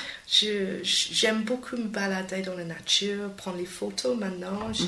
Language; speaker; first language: French; non-native, fluent; English